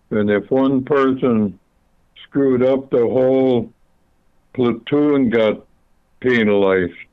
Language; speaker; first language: English; native; English